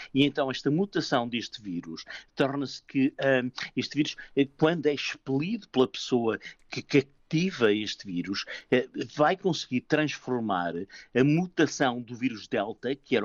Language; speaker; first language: Portuguese; native; Portuguese